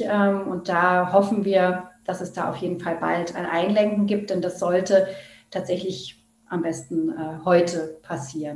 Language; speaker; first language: German; native; German